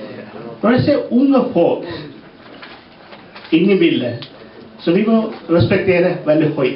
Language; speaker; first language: Norwegian; non-native, fluent; Tamil